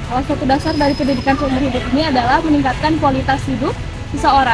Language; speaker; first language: Indonesian; native; Indonesian